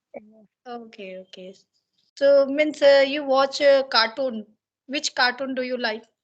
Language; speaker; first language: English; non-native, learner; Hindi